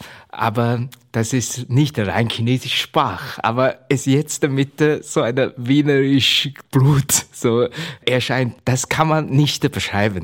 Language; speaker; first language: German; non-native, fluent; Chinese